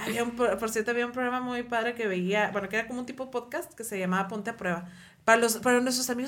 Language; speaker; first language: Spanish; native; Spanish